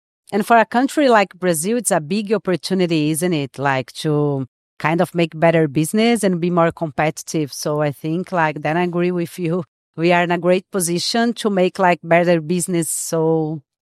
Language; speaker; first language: English; non-native, fluent; Portuguese